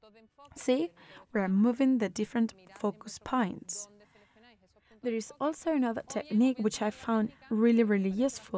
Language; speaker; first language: English; non-native, fluent; Spanish